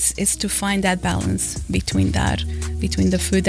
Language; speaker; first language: English; non-native, fluent; Spanish